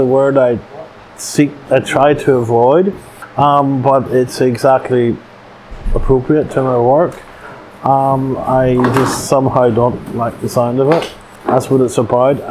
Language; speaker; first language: English; native; English